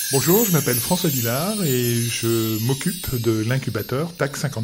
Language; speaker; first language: French; native; French